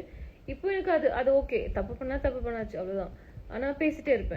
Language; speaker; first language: Tamil; non-native, fluent; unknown